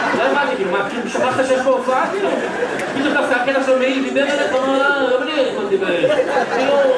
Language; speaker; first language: Hebrew; native; Hebrew